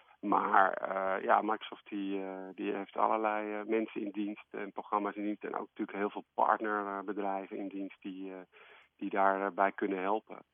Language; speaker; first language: Dutch; native; Dutch